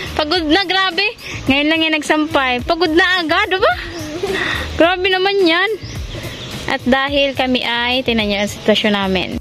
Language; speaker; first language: Filipino; non-native, local second language; Bikol